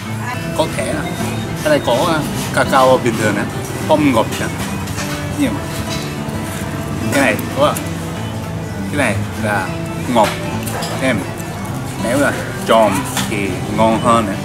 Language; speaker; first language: Vietnamese; non-native, learner; Japanese